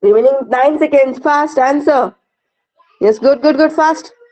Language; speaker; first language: English; non-native, local second language; Kannada